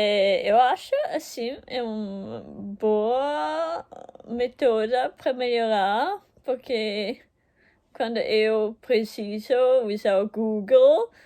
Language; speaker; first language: Portuguese; non-native, learner; German